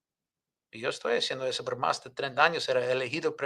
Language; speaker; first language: Spanish; non-native, fluent; English